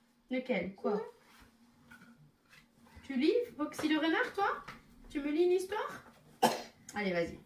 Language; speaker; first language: French; native; French